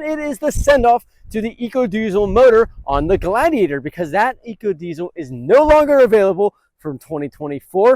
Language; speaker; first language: English; native; English